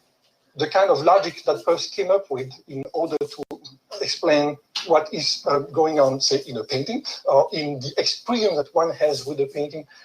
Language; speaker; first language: English; non-native, fluent; French